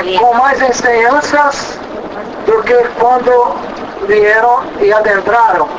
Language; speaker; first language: Spanish; non-native, learner; Portuguese